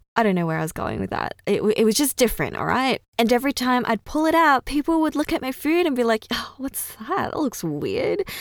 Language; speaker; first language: English; early bilingual, other home language; Cantonese